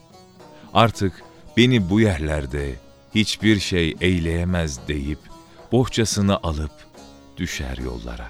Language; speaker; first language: Turkish; native; Turkish